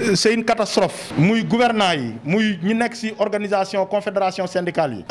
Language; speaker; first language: French; non-native, local second language; Wolof